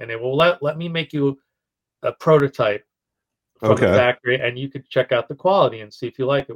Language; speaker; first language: English; native; English